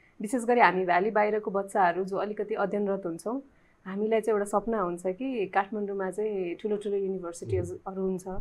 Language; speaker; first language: Nepali; native; Nepali